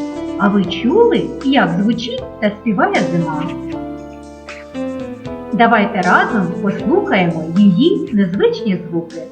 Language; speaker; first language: Ukrainian; native; Ukrainian